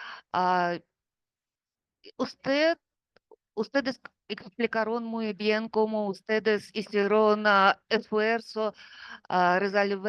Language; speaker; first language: Spanish; non-native, fluent; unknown